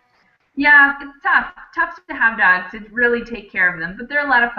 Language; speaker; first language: English; native; English